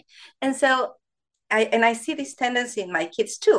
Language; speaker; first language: English; non-native, fluent; Spanish